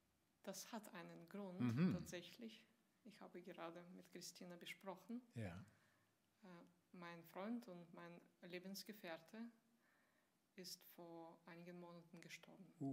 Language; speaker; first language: German; non-native, fluent; Russian